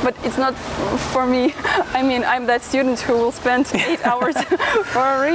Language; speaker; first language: English; non-native, fluent; Russian